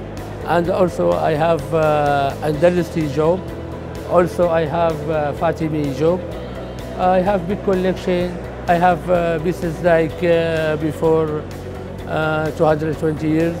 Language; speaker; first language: English; non-native, learner; Arabic